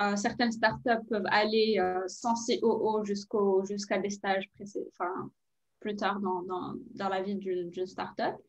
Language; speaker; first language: French; non-native, local second language; Arabic